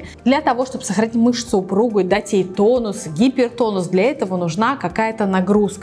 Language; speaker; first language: Russian; native; Russian